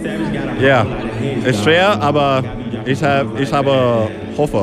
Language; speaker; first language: German; non-native, learner; English